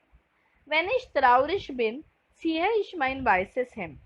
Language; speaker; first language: German; non-native, fluent; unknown